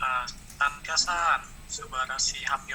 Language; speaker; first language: Japanese; non-native, learner; Indonesian